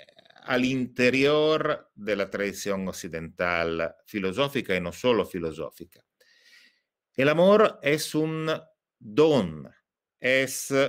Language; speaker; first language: Spanish; non-native, fluent; Italian